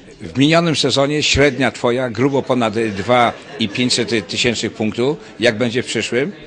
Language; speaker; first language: Polish; native; Polish